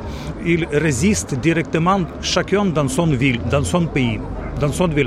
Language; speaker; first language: French; non-native, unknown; Ukrainian